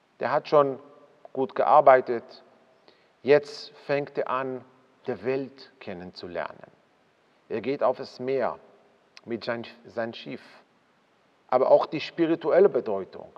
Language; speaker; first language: German; non-native, fluent; Hebrew